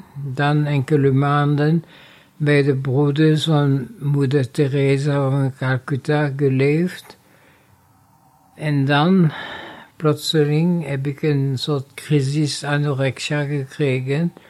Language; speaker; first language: Dutch; non-native, fluent; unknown